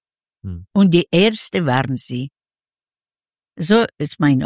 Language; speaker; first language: German; non-native, learner; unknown